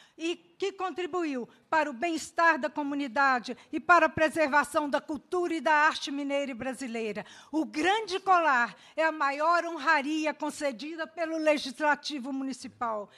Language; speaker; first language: Portuguese; native; Portuguese